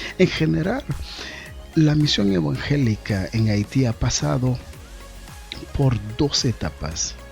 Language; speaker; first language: Spanish; non-native, fluent; Haitian Creole